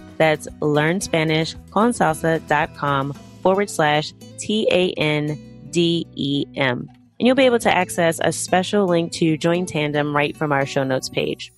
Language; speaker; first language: English; native; English